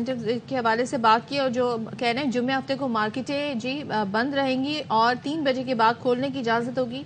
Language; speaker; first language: Urdu; native; Urdu